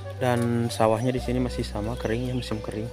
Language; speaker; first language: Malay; non-native, local second language; Sundanese